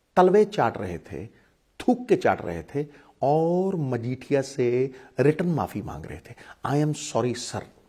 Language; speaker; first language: Hindi; non-native, local second language; Punjabi